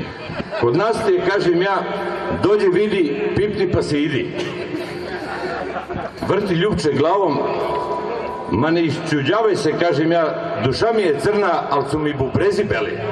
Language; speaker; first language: Bosnian; native; Bosnian